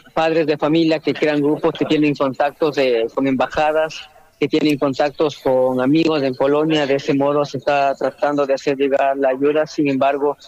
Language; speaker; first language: Spanish; native; Spanish